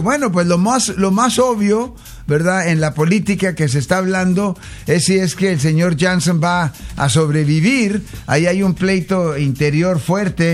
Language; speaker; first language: Spanish; native; Spanish